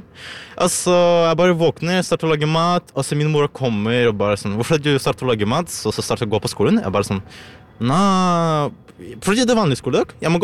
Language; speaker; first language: Norwegian; non-native, learner; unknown